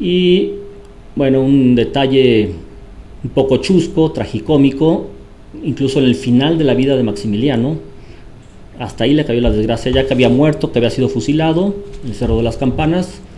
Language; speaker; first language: Spanish; native; Spanish